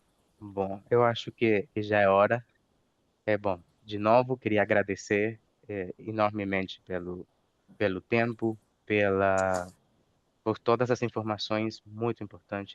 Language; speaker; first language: Portuguese; non-native, fluent; Spanish